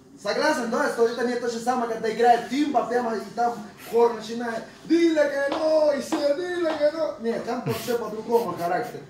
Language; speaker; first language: Russian; non-native, fluent; Spanish